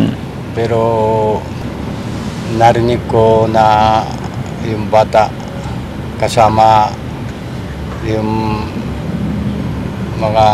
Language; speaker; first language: Filipino; non-native, learner; Japanese